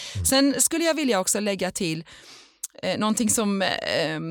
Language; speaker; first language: Swedish; non-native, fluent; Persian